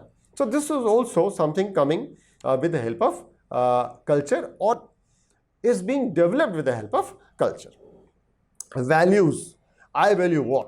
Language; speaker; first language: English; non-native, local second language; Hindi